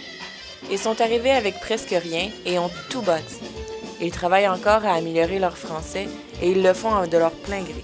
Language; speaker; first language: French; native; French